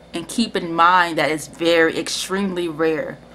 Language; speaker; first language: English; native; English